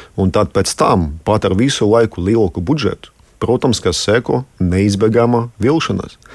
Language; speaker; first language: Latvian; non-native, local second language; Russian